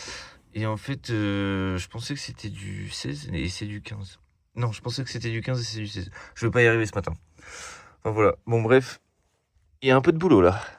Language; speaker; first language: French; native; French